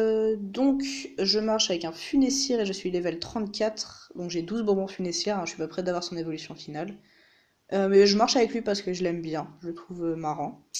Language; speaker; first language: French; native; French